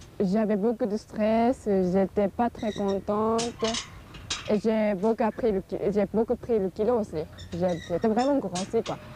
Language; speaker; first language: French; non-native, learner; Japanese